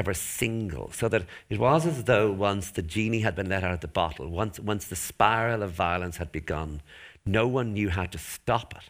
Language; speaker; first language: English; native; English